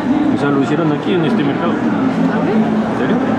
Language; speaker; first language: Spanish; non-native, fluent; French